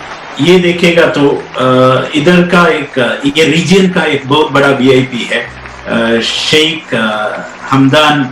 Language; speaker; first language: Hindi; non-native, local second language; Malayalam